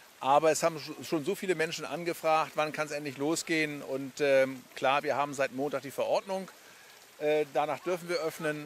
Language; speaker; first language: German; native; German